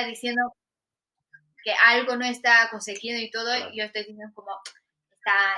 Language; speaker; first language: Spanish; non-native, fluent; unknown